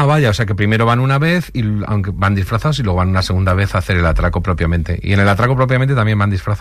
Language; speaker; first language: Spanish; native; Spanish